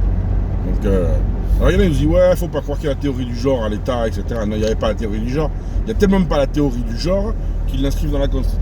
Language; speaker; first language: French; native; French